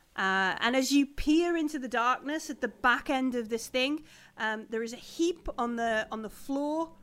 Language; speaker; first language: English; native; English